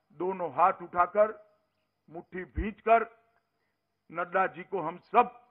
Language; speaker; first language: Hindi; non-native, local second language; Gujarati